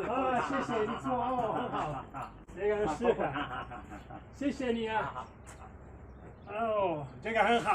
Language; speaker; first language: Chinese; non-native, fluent; Italian